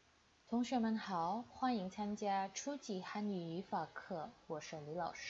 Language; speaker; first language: Chinese; non-native, fluent; Indonesian